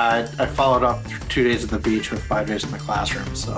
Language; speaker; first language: English; native; English